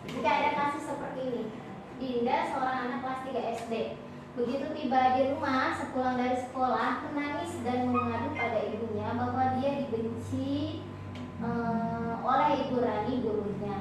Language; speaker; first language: Indonesian; native; Indonesian